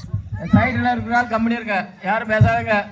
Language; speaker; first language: Tamil; native; Tamil